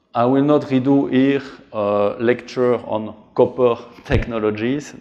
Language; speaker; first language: English; non-native, fluent; French